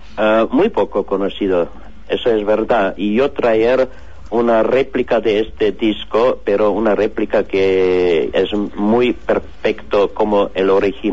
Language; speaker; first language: Spanish; non-native, learner; German